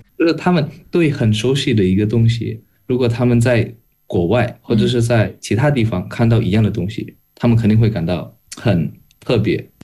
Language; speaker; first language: Chinese; non-native, fluent; Indonesian